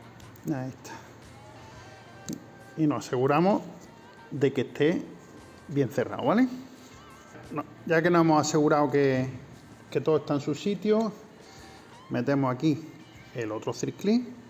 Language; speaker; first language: Spanish; native; Spanish